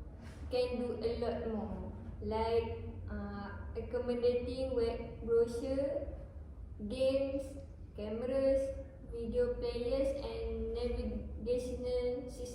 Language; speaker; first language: English; non-native, learner; Malay